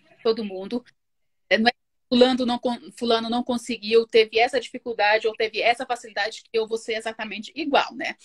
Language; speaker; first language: Portuguese; native; Portuguese